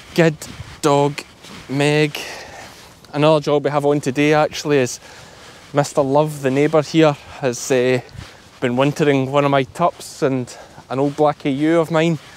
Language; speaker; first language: English; native; English